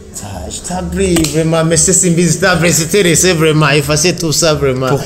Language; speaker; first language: French; non-native, learner; Rundi